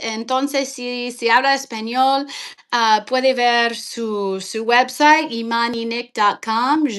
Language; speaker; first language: Spanish; non-native, learner; English